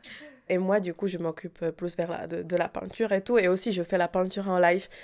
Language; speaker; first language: French; non-native, fluent; Czech